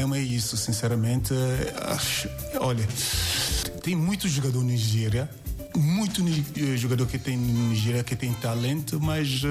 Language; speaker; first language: Portuguese; non-native, learner; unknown